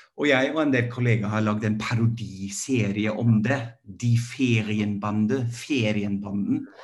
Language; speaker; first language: Norwegian; non-native, fluent; German